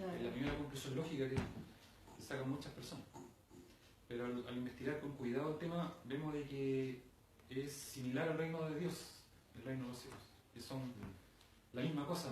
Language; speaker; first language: Spanish; native; Spanish